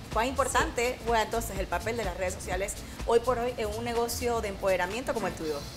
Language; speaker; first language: Spanish; native; Spanish